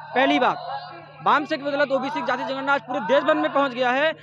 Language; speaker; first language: Hindi; native; Hindi